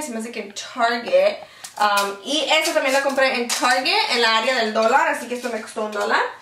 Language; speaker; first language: Spanish; early bilingual, heritage; Spanish